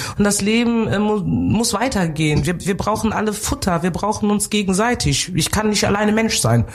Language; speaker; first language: German; early bilingual, other home language; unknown